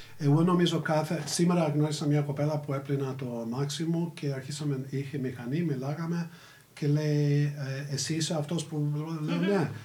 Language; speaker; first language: Greek; early bilingual, heritage; Greek